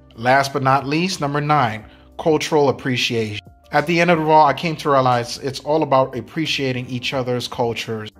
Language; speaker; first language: English; native; English